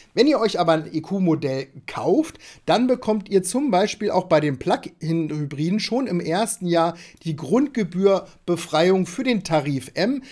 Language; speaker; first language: German; native; German